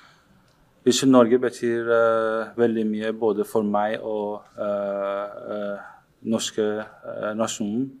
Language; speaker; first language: Norwegian; non-native, fluent; Persian